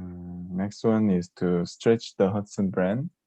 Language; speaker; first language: English; non-native, learner; Korean